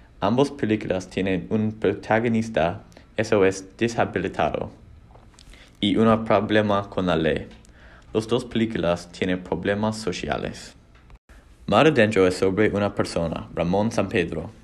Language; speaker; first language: Spanish; non-native, learner; English